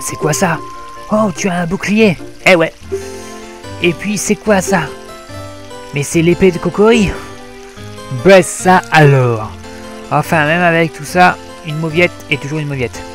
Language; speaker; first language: French; native; French